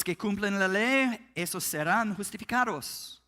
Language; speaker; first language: Spanish; non-native, learner; English